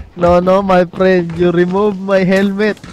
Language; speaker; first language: English; non-native, local second language; Filipino